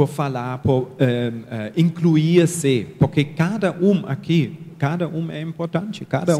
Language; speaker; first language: Portuguese; non-native, learner; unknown